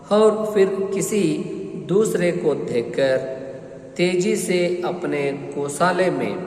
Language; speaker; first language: Hindi; non-native, local second language; Kannada